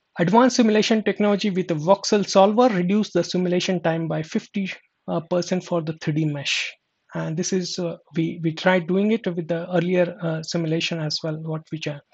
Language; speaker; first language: English; non-native, local second language; Marathi